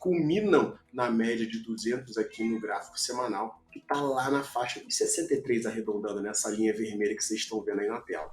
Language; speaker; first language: Portuguese; native; Portuguese